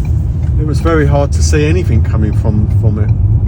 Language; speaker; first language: English; native; English